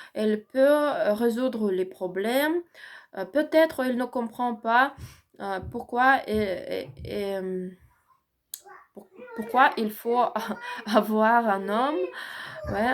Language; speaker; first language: French; non-native, learner; Ukrainian